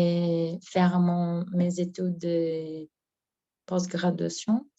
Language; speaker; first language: French; non-native, learner; Portuguese